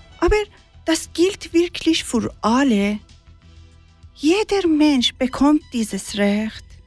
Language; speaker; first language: German; non-native, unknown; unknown